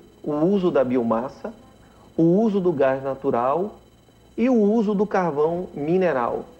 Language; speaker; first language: Portuguese; native; Portuguese